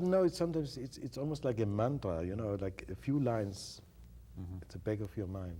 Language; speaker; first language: English; non-native, fluent; German